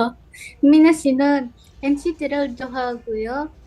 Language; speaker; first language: Korean; non-native, learner; Indonesian